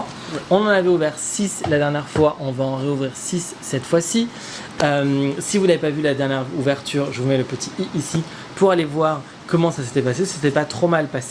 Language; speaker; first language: French; native; French